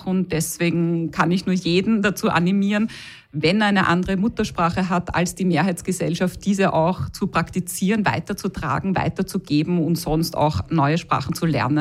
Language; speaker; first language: German; native; German